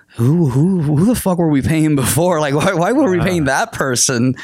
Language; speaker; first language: English; non-native, fluent; Spanish